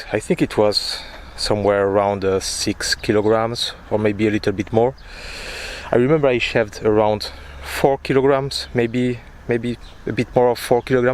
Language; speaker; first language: English; non-native, fluent; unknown